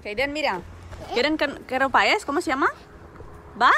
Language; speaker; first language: Spanish; non-native, fluent; Indonesian